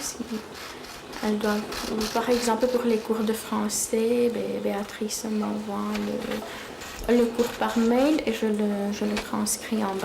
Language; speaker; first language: French; non-native, fluent; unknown